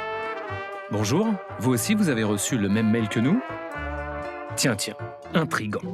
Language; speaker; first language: French; native; French